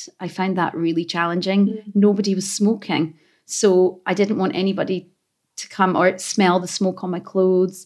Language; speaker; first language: English; native; English